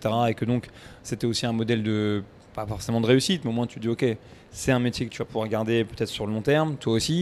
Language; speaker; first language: French; native; French